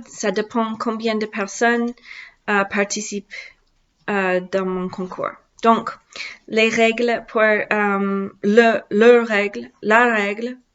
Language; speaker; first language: French; non-native, learner; English